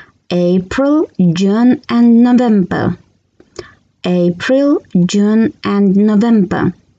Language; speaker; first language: English; non-native, fluent; Georgian